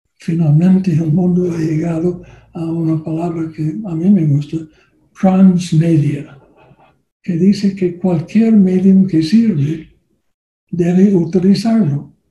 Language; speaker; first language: Spanish; non-native, learner; English